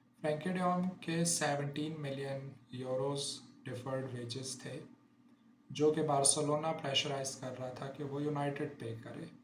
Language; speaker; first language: Urdu; native; Urdu